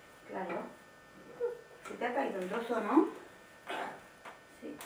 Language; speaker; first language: Spanish; native; Spanish